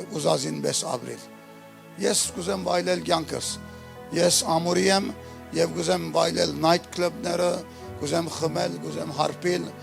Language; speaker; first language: Armenian; early bilingual, heritage; Armenian